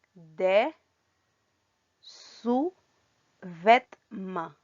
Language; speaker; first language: French; non-native, fluent; Spanish